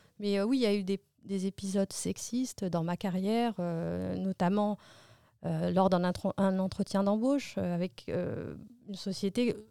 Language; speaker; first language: French; early bilingual, other home language; Arabic